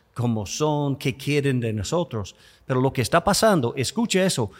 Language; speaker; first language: Spanish; non-native, fluent; English